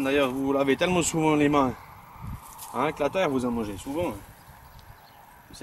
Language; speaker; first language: French; native; French